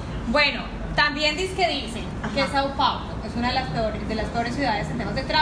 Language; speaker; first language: Spanish; native; Spanish